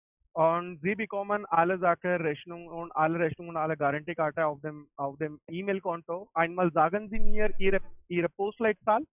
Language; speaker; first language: German; non-native, learner; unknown